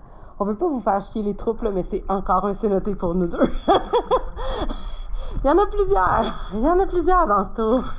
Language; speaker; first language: French; native; French